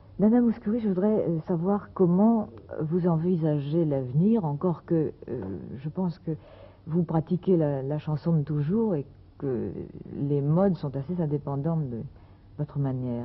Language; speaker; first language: French; native; French